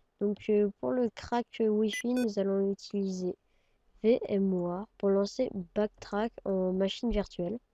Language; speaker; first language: French; native; French